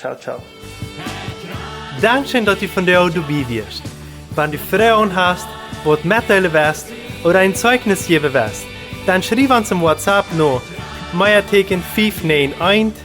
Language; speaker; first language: German; non-native, local second language; Plautdietsch